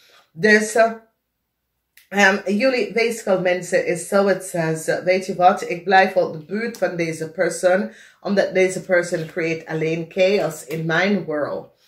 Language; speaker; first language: Dutch; non-native, fluent; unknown